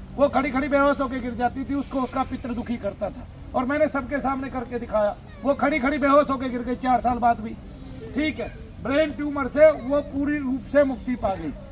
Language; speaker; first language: Hindi; native; Hindi